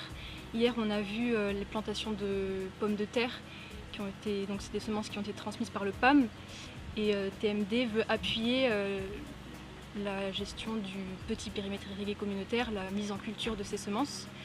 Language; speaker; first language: French; native; French